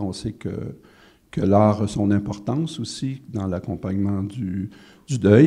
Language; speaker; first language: French; native; French